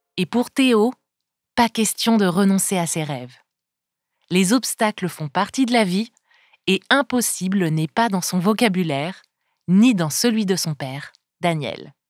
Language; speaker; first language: French; native; French